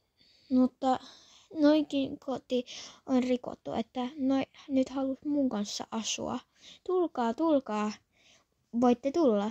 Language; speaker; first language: Finnish; early bilingual, other home language; Polish